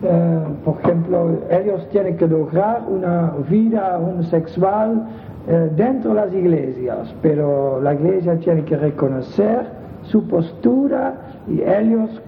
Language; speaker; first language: Spanish; non-native, fluent; Dutch